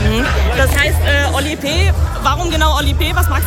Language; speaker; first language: German; native; German